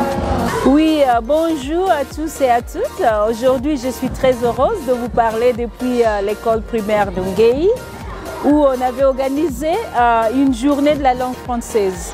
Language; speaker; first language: French; non-native, fluent; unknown